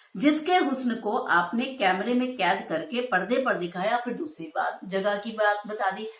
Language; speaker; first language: Hindi; native; Hindi